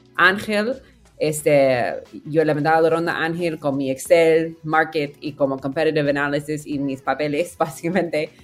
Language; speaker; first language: Spanish; non-native, fluent; English